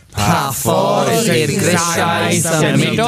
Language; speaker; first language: Welsh; non-native, learner; English